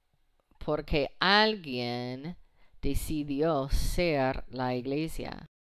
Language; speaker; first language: Spanish; non-native, fluent; English